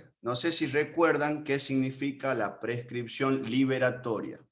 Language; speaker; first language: Spanish; native; Spanish